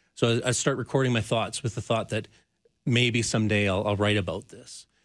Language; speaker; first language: English; native; English